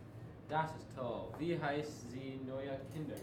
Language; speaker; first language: German; non-native, learner; English